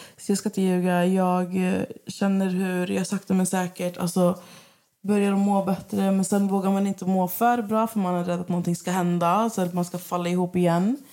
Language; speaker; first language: Swedish; native; Swedish